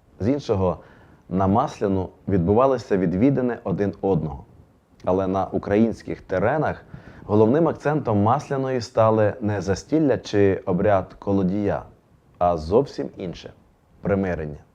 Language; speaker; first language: Ukrainian; native; Ukrainian